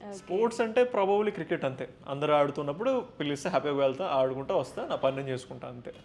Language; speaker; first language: Telugu; native; Telugu